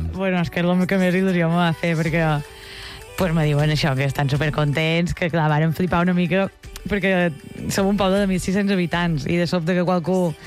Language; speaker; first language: Catalan; native; Catalan